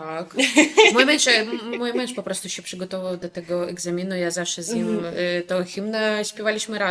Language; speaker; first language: Polish; non-native, fluent; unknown